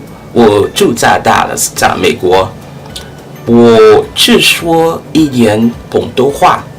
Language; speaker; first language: Chinese; non-native, learner; French